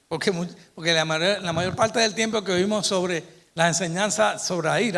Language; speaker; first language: Spanish; native; Spanish